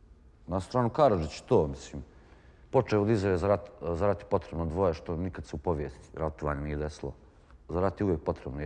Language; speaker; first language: Croatian; native; Croatian